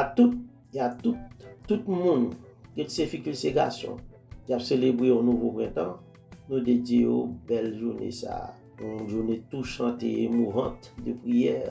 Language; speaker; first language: French; non-native, local second language; Haitian Creole